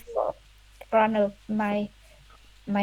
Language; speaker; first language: English; non-native, learner; Vietnamese